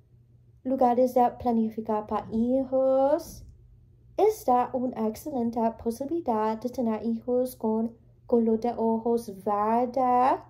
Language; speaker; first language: Spanish; early bilingual, heritage; English